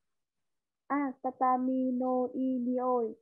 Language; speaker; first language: Japanese; non-native, learner; Vietnamese